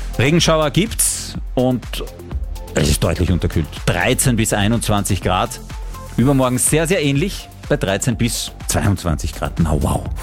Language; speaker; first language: German; native; German